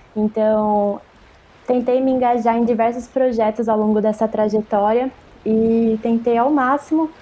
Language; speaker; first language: Portuguese; native; Portuguese